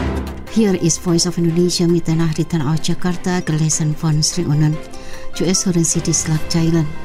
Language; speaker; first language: German; non-native, fluent; Indonesian